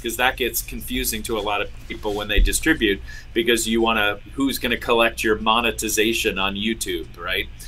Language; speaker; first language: English; native; English